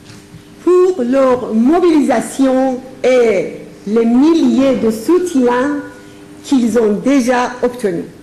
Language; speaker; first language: French; non-native, fluent; Persian